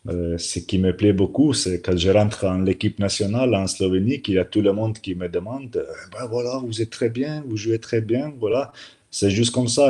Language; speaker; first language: French; non-native, learner; Slovenian